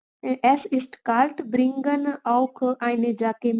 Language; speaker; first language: German; non-native, learner; Urdu